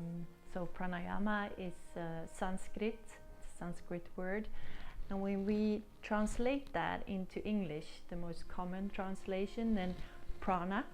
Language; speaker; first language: English; non-native, fluent; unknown